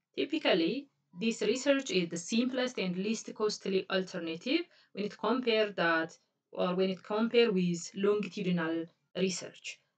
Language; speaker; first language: English; non-native, local second language; Amharic